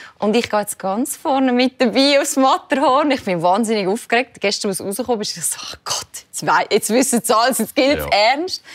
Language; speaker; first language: German; native; German